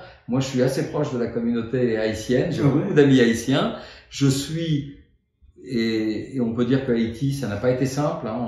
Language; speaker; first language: French; native; French